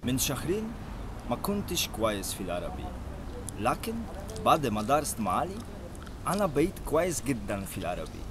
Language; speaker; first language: Arabic; non-native, learner; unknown